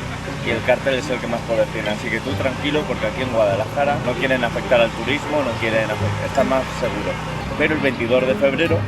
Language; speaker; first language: Spanish; native; Spanish